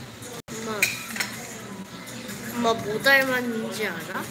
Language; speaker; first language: Korean; early bilingual, heritage; Korean